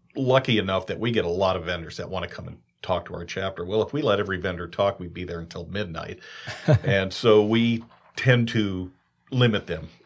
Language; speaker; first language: English; native; English